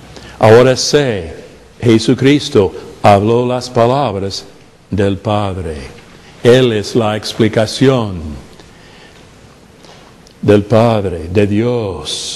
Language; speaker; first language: Spanish; non-native, fluent; English